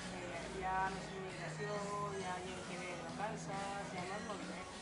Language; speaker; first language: Catalan; non-native, learner; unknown